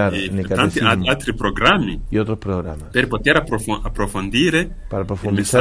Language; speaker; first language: Spanish; non-native, learner; Kinyarwanda